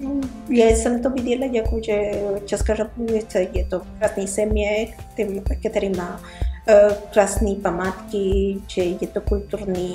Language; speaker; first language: Czech; non-native, learner; Spanish